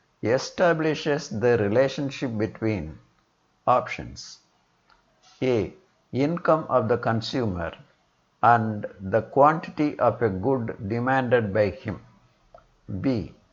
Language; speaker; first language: English; non-native, local second language; Tamil